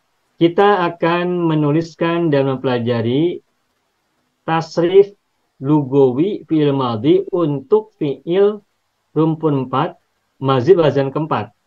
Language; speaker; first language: Indonesian; native; Indonesian